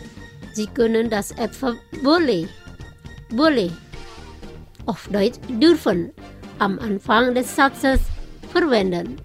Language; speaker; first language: German; non-native, fluent; Indonesian